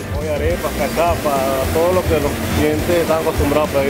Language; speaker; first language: Spanish; native; Spanish